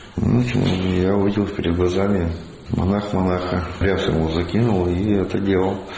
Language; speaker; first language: Russian; native; Russian